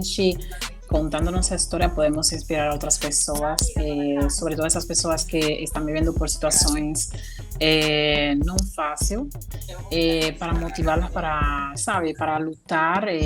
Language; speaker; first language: Portuguese; non-native, fluent; Spanish